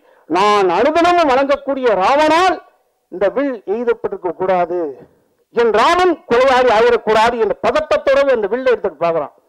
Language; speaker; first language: Tamil; native; Tamil